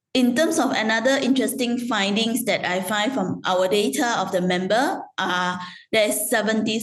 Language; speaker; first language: English; non-native, local second language; Chinese